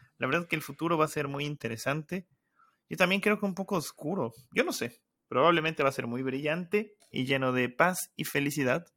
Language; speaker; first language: Spanish; native; Spanish